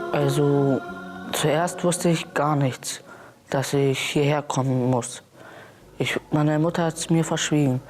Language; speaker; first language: German; early bilingual, other home language; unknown